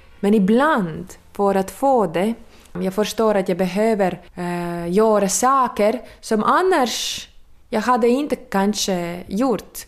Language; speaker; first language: Swedish; non-native, fluent; Latvian